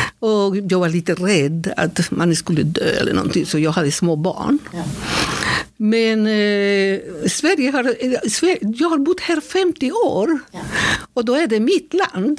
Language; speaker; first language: Swedish; non-native, fluent; Spanish